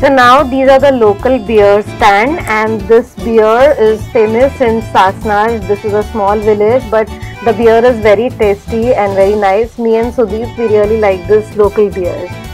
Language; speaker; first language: English; non-native, local second language; Marathi